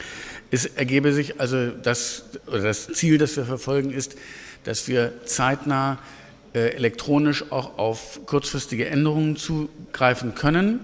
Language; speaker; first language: German; native; German